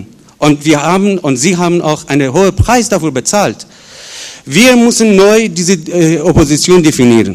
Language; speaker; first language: German; non-native, fluent; Persian